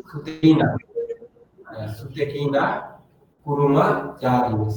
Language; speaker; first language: Japanese; non-native, learner; Bangla